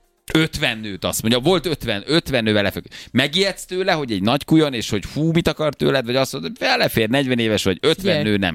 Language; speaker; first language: Hungarian; native; Hungarian